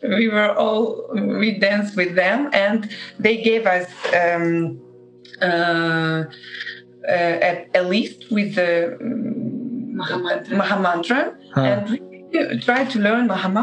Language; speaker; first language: English; non-native, learner; Russian